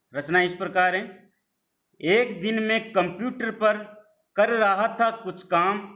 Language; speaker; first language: Hindi; native; Hindi